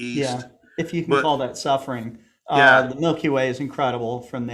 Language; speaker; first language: English; native; English